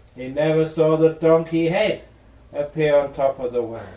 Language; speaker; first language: English; native; English